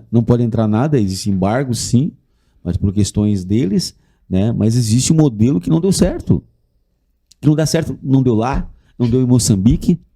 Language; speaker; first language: Portuguese; native; Portuguese